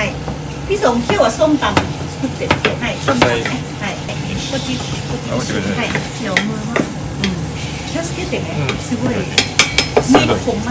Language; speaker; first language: Japanese; non-native, learner; Thai